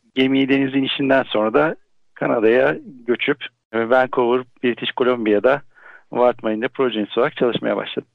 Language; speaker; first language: Turkish; native; Turkish